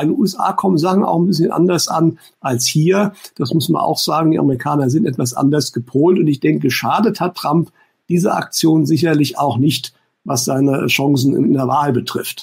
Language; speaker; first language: German; native; German